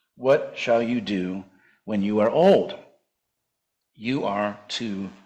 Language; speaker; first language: English; native; English